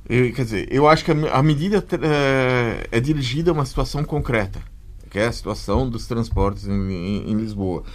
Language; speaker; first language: Portuguese; native; Portuguese